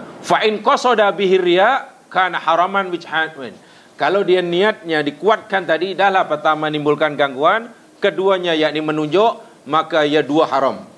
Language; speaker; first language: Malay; native; Malay